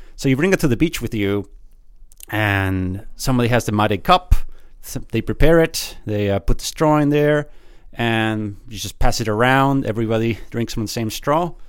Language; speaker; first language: English; early bilingual, other home language; Spanish